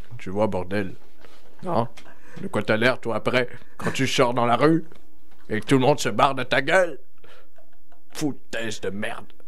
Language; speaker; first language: French; native; French